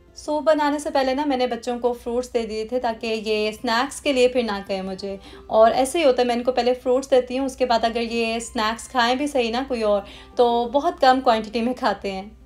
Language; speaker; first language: Urdu; native; Urdu